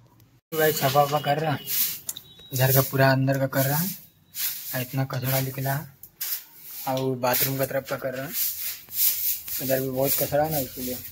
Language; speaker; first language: Hindi; non-native, local second language; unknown